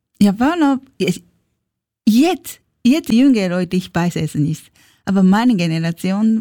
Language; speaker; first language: German; non-native, learner; Japanese